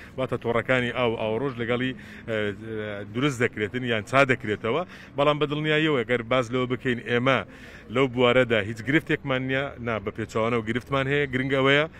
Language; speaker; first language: Central Kurdish; native; Central Kurdish